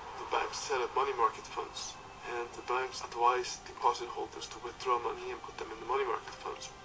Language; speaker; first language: English; non-native, fluent; Icelandic